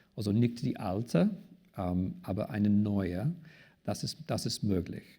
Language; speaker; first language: German; non-native, fluent; English